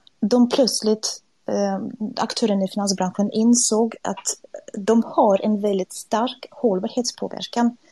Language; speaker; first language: Swedish; non-native, fluent; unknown